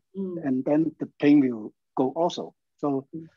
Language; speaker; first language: English; non-native, learner; Chinese